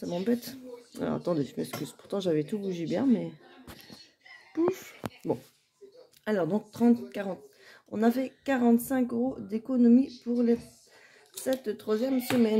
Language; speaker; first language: French; native; French